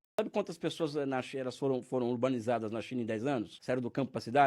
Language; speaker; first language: Portuguese; native; Portuguese